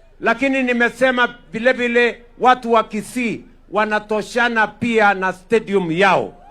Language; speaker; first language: Swahili; non-native, local second language; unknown